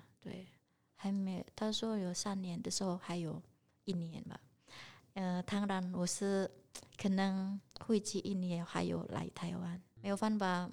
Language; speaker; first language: Chinese; non-native, learner; Indonesian